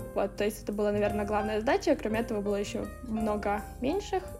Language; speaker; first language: Russian; non-native, local second language; Ukrainian